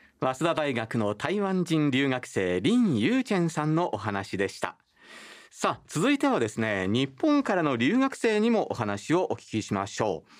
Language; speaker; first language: Japanese; native; Japanese